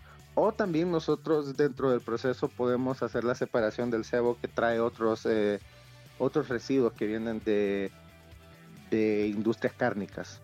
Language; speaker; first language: Spanish; native; Spanish